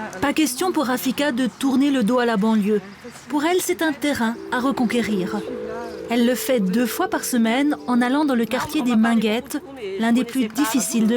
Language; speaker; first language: French; native; French